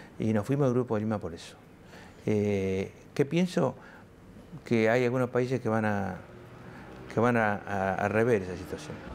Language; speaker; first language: Spanish; native; Spanish